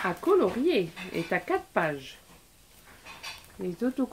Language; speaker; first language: French; native; French